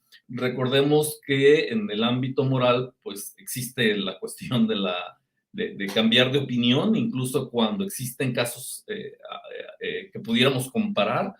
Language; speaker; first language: Spanish; native; Spanish